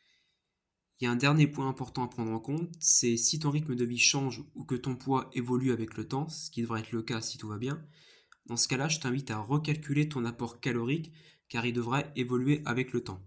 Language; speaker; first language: French; native; French